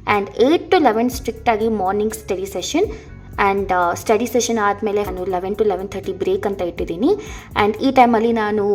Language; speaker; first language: Kannada; non-native, local second language; Telugu